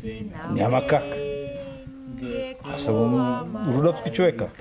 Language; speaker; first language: Bulgarian; non-native, learner; Swahili